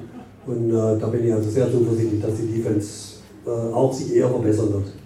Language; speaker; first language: German; native; German